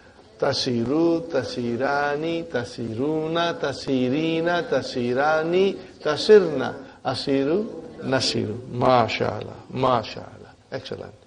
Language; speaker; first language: Arabic; non-native, fluent; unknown